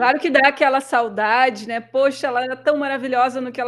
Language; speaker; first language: Portuguese; native; Portuguese